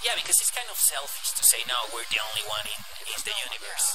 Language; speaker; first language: English; non-native, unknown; Spanish